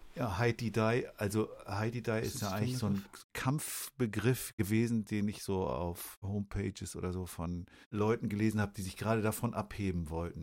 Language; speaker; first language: German; native; German